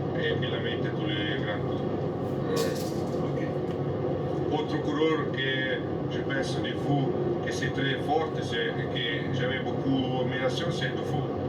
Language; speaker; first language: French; non-native, learner; Italian